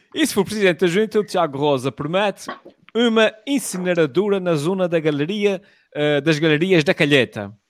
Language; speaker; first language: Portuguese; native; Portuguese